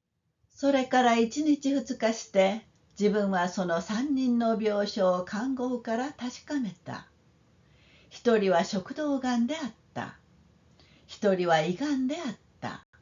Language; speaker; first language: Japanese; non-native, fluent; Korean